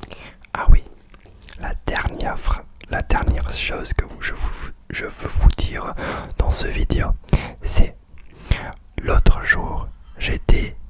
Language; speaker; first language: French; non-native, fluent; English